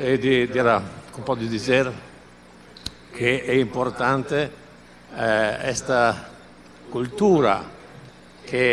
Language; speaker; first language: Portuguese; non-native, learner; Italian